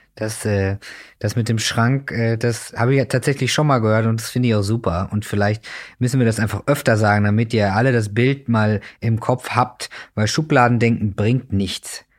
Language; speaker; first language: German; native; German